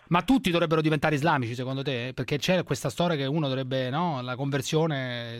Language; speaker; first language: Italian; native; Italian